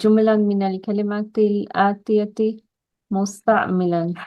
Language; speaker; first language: Arabic; non-native, learner; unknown